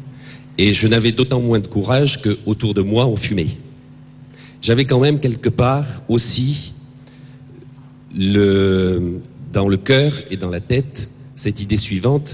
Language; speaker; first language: French; native; French